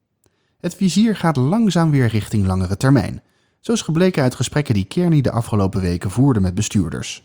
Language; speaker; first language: Dutch; native; Dutch